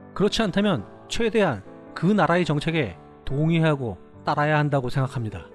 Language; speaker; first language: Korean; native; Korean